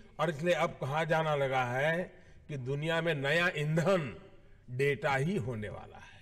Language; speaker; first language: Hindi; native; Hindi